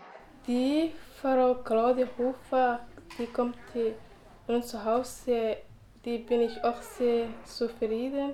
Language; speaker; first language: German; non-native, learner; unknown